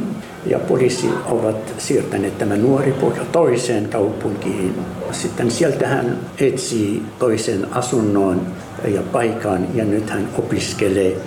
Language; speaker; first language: Finnish; non-native, learner; Arabic